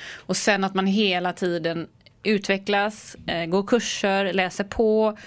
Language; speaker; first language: Swedish; native; Swedish